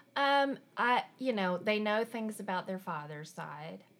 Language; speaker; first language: English; native; English